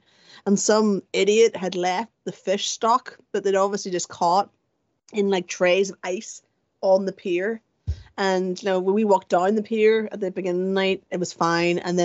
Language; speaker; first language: English; native; English